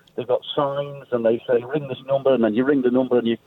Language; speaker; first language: English; native; English